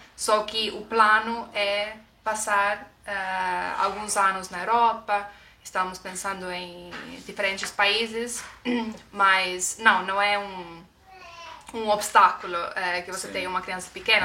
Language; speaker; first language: Portuguese; non-native, fluent; Estonian